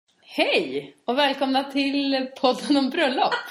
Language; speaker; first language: Swedish; native; Swedish